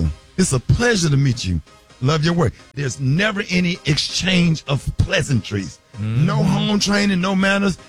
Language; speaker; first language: English; native; English